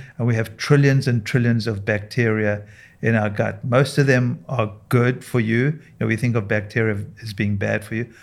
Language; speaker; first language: English; native; English